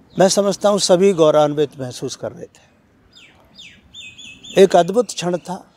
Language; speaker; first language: Hindi; native; Hindi